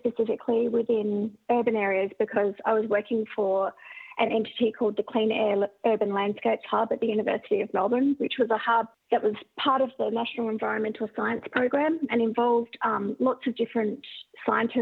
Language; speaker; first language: English; native; English